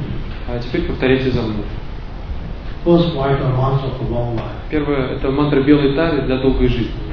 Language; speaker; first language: Russian; native; Russian